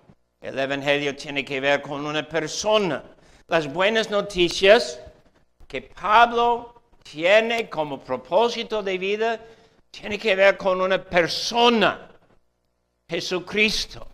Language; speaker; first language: Spanish; non-native, fluent; English